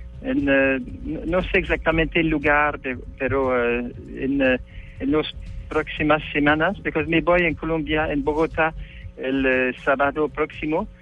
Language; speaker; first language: Spanish; non-native, learner; French